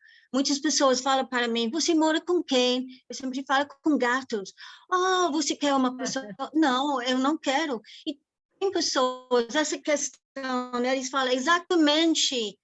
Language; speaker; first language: Portuguese; non-native, fluent; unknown